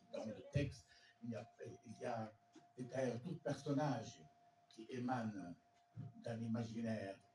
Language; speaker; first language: French; non-native, local second language; Arabic